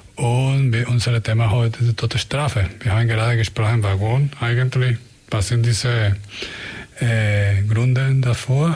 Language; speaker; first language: German; non-native, learner; Spanish